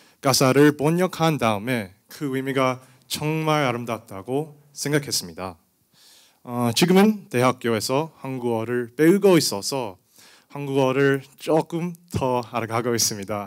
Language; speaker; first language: Korean; non-native, learner; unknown